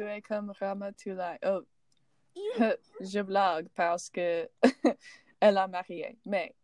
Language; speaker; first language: French; non-native, learner; English